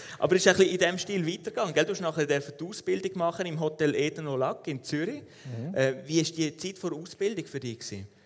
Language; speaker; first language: German; native; German